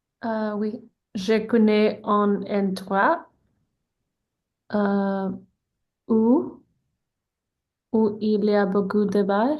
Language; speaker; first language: French; non-native, learner; English